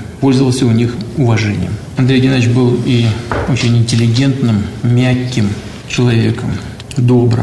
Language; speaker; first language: Russian; native; Russian